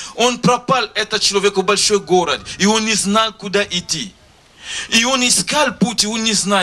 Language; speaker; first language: Russian; non-native, learner; Lingala